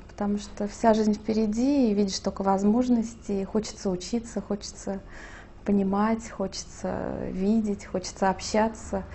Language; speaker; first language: Russian; native; Russian